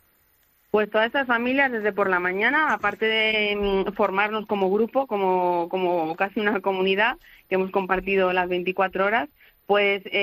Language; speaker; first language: Spanish; native; Spanish